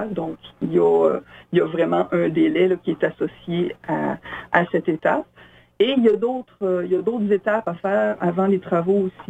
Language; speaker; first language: French; native; French